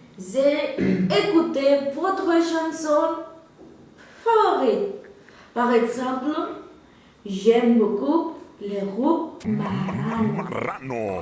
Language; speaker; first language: French; non-native, learner; Spanish